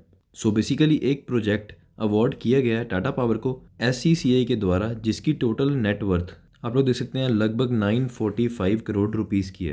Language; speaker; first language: Hindi; native; Hindi